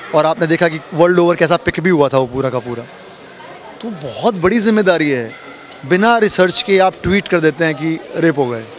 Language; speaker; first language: Hindi; native; Hindi